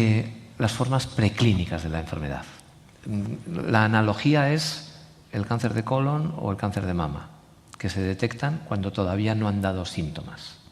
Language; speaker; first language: Spanish; native; Spanish